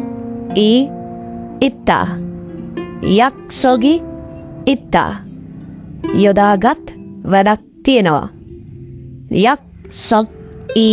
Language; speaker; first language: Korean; non-native, fluent; Sinhala